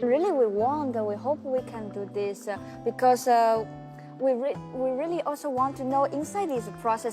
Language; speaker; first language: English; non-native, learner; Chinese